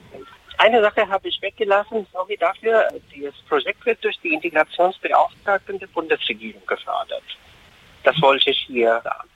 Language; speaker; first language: German; non-native, fluent; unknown